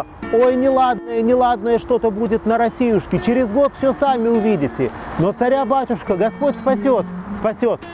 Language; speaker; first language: Russian; native; Russian